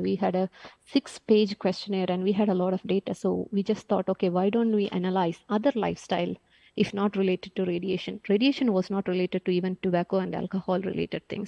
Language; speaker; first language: English; non-native, local second language; Malayalam